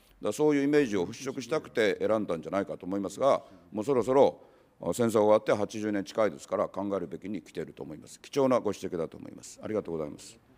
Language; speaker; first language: Japanese; native; Japanese